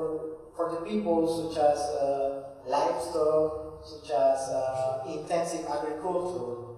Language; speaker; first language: English; non-native, fluent; Spanish